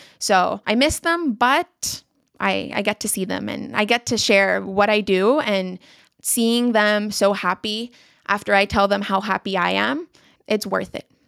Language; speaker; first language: English; non-native, local second language; Spanish